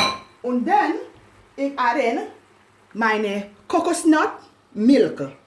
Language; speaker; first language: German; non-native, learner; English